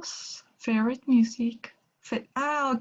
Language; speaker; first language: English; non-native, learner; Spanish